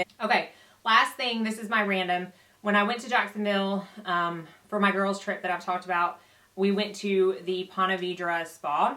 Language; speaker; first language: English; native; English